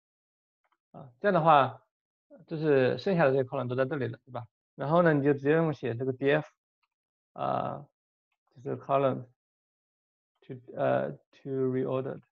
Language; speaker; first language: Chinese; native; Chinese